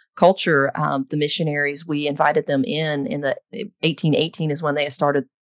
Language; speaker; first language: English; native; English